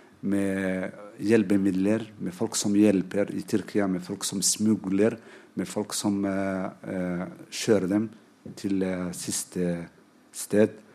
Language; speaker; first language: Norwegian; non-native, fluent; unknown